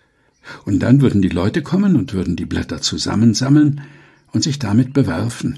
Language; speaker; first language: German; native; German